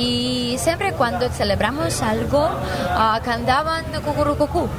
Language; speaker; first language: Spanish; non-native, learner; Ukrainian